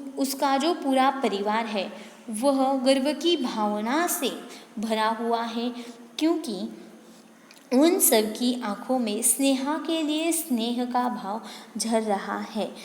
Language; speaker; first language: Hindi; non-native, local second language; Marathi